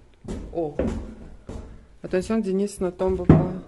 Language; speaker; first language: French; non-native, learner; Russian